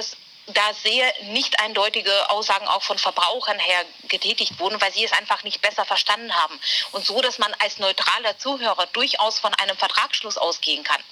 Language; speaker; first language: German; native; German